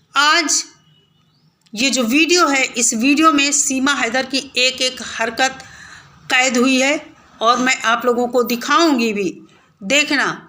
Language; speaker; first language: Hindi; native; Hindi